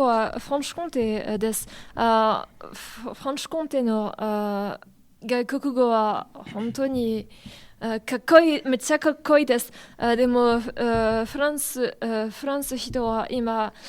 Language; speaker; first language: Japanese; non-native, learner; French